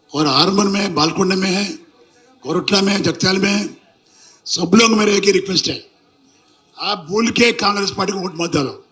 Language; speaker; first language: Hindi; non-native, local second language; Telugu